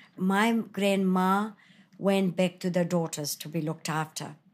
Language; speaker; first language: English; non-native, fluent; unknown